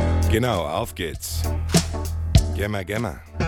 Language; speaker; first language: German; native; German